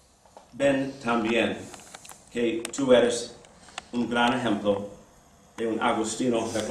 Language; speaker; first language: Spanish; non-native, fluent; English